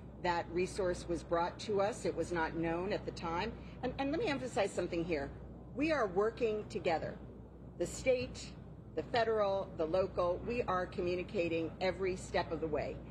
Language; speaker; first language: English; native; English